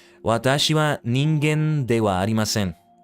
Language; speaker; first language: Japanese; non-native, learner; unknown